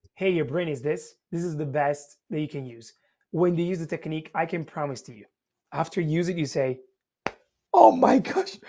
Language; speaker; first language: English; non-native, fluent; Italian